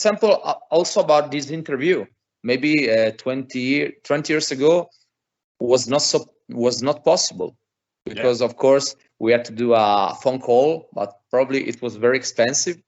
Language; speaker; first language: English; non-native, fluent; Italian